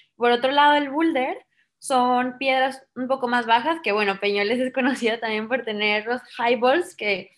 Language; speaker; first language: Spanish; native; Spanish